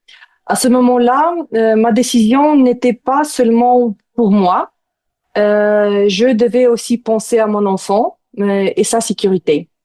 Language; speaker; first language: French; non-native, fluent; Ukrainian